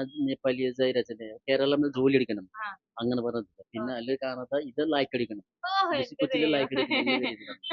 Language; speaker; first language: Malayalam; non-native, local second language; Nepali